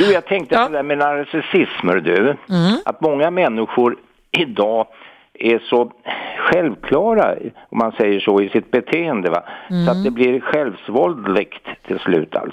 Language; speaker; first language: Swedish; native; Swedish